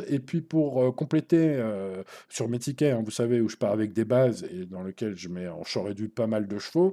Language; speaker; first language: French; native; French